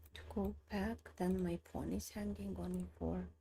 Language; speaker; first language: English; non-native, learner; Armenian